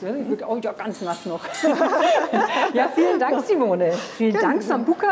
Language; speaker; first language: German; native; German